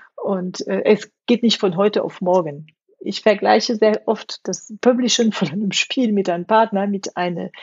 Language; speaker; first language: German; non-native, fluent; French